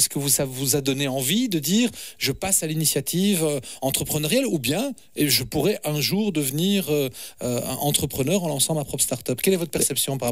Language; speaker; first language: French; native; French